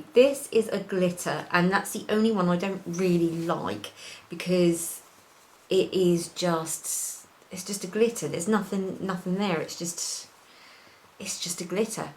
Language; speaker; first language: English; native; English